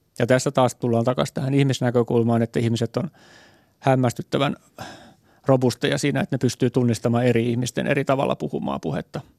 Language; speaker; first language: Finnish; native; Finnish